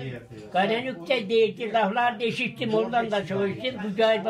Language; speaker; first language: Turkish; native; Turkish